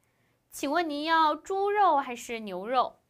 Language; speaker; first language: Chinese; non-native, fluent; Korean